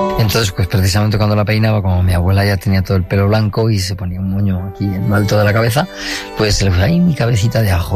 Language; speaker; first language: Spanish; native; Spanish